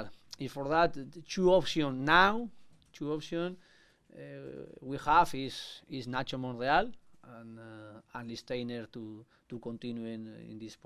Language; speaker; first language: English; non-native, learner; Spanish